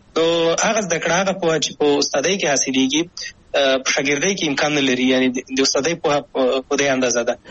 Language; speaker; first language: Pashto; native; Pashto